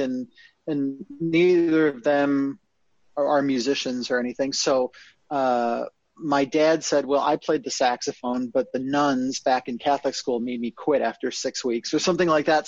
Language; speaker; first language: English; native; English